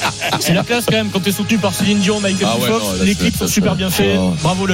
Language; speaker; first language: French; native; French